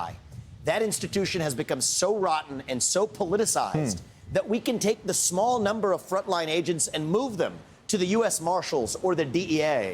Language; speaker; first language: English; native; English